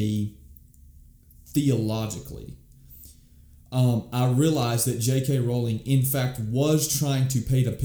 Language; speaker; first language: English; native; English